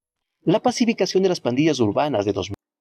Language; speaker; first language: Spanish; native; Spanish